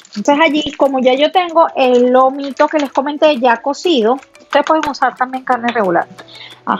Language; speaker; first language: Spanish; native; Spanish